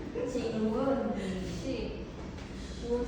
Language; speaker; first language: Chinese; non-native, learner; Filipino